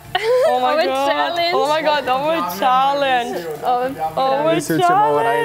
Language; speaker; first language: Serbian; non-native, learner; Spanish